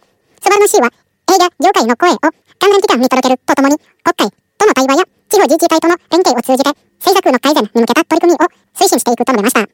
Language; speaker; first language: Japanese; non-native, fluent; Indonesian